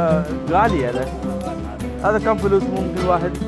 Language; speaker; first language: Arabic; non-native, learner; Malayalam